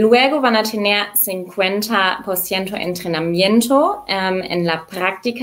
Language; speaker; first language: Spanish; non-native, fluent; German